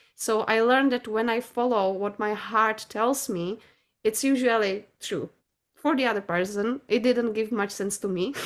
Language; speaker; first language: English; non-native, fluent; Czech